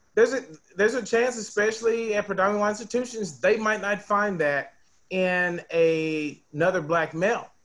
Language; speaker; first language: English; native; English